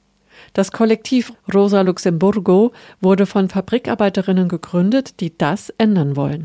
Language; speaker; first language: German; native; German